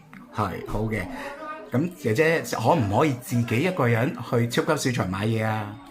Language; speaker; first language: Cantonese; native; Cantonese